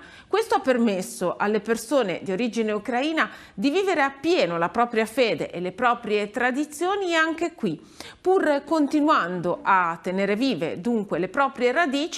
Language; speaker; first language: Italian; native; Italian